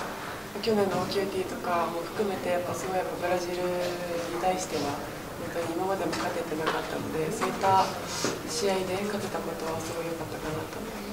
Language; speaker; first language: Japanese; native; Japanese